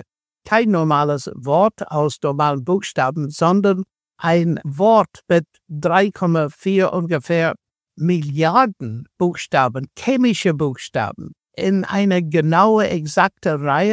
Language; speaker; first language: German; non-native, fluent; English